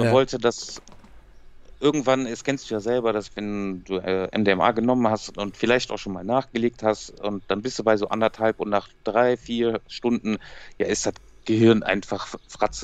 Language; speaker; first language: German; native; German